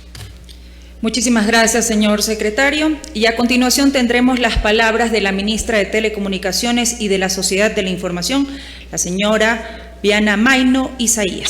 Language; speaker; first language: Spanish; native; Spanish